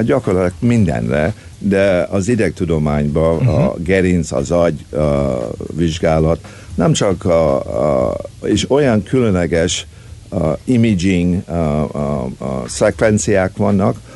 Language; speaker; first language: Hungarian; early bilingual, heritage; Hungarian